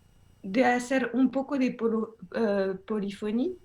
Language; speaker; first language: Spanish; non-native, learner; French